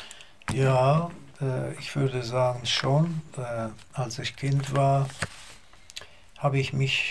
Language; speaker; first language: German; non-native, learner; Azerbaijani